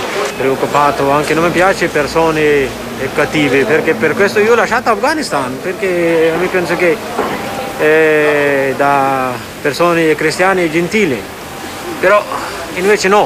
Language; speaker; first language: Italian; non-native, learner; Persian